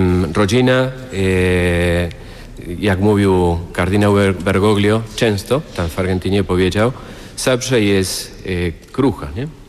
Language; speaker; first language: Polish; non-native, fluent; Spanish